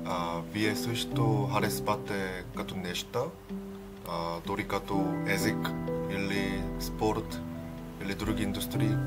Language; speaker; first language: Bulgarian; non-native, learner; Korean